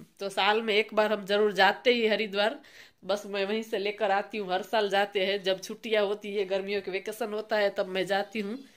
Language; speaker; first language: Hindi; non-native, local second language; Gujarati